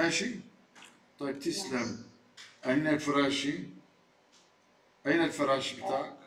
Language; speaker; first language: Arabic; non-native, fluent; Turkish